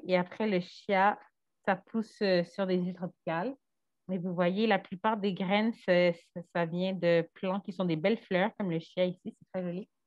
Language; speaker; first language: French; native; French